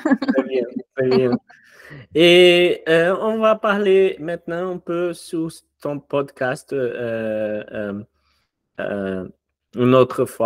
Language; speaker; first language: French; non-native, learner; Portuguese